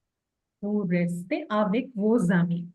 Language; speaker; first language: French; non-native, fluent; English